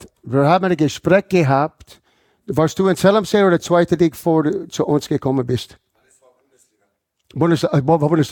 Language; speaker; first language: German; non-native, fluent; English